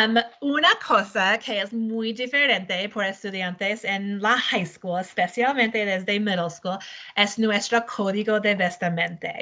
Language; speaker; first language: Spanish; non-native, learner; English